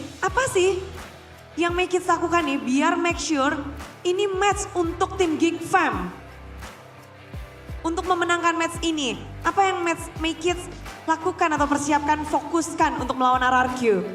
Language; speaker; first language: Indonesian; native; Indonesian